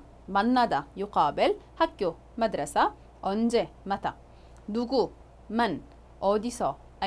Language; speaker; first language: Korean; non-native, fluent; Arabic